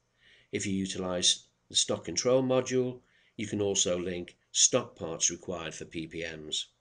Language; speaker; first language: English; native; English